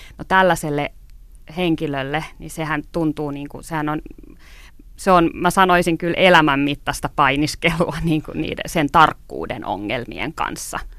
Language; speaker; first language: Finnish; native; Finnish